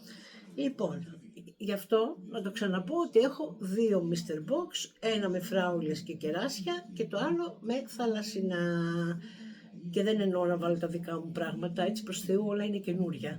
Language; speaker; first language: Greek; native; Greek